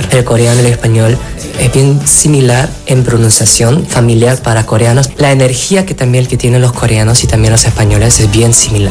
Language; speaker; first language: Spanish; non-native, fluent; Korean